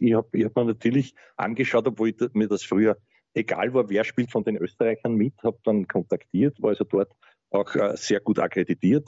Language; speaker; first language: German; native; German